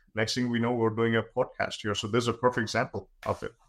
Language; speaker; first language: English; non-native, local second language; Gujarati